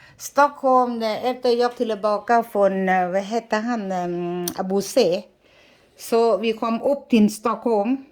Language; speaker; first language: Swedish; non-native, learner; Thai